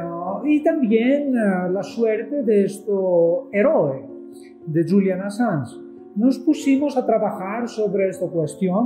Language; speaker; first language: Spanish; non-native, fluent; Greek